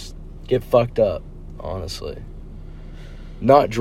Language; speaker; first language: English; native; English